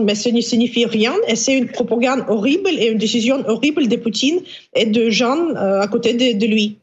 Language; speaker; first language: French; non-native, fluent; Ukrainian